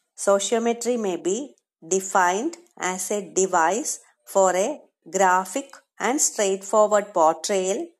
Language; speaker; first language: English; non-native, local second language; Malayalam